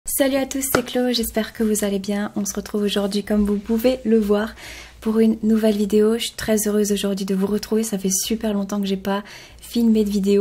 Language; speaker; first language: French; native; French